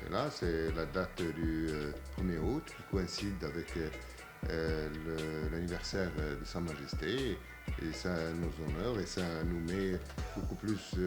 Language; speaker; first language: French; non-native, local second language; Arabic